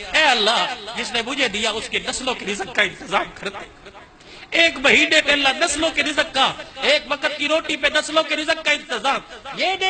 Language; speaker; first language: Urdu; non-native, local second language; Punjabi